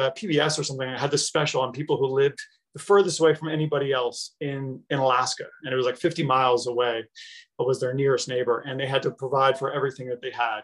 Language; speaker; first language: English; native; English